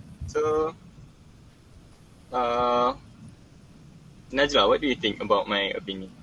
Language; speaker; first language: English; non-native, local second language; Malay